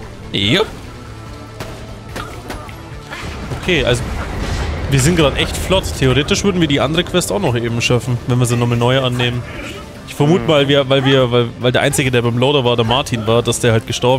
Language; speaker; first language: German; native; German